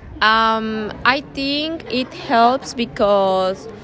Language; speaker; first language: English; non-native, learner; Spanish